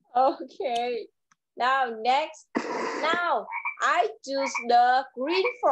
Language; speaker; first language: English; non-native, learner; Vietnamese